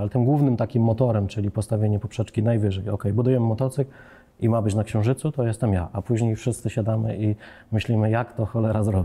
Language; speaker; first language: Polish; native; Polish